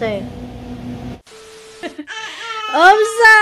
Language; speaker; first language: Korean; non-native, fluent; Filipino